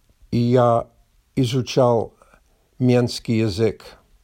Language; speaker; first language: Russian; non-native, learner; English